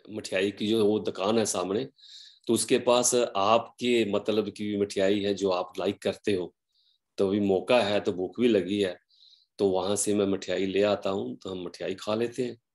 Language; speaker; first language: Hindi; non-native, local second language; Punjabi